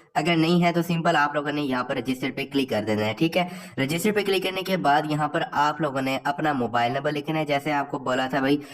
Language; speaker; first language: Urdu; non-native, local second language; Punjabi